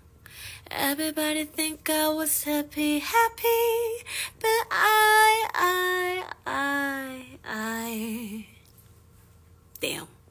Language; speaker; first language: English; non-native, learner; Korean